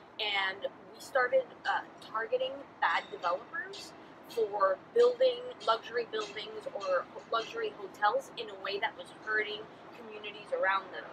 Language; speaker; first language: English; early bilingual, other home language; Spanish